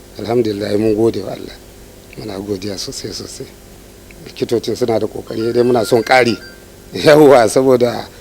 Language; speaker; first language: Hausa; native; Hausa